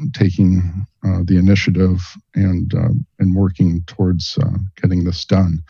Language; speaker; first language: English; native; English